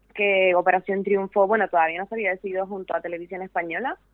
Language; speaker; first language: Spanish; native; Spanish